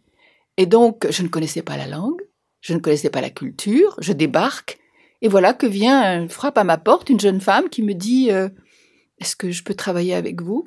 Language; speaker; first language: French; native; French